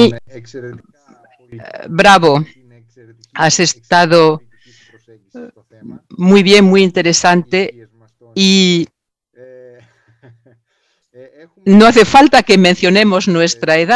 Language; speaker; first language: Spanish; non-native, fluent; Greek